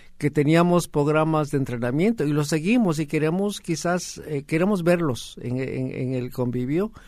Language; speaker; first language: Spanish; native; Spanish